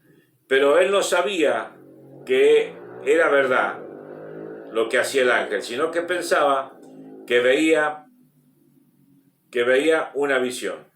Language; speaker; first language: Spanish; native; Spanish